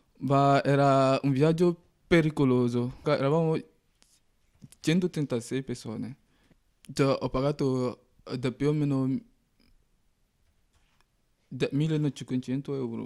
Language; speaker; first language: Italian; non-native, learner; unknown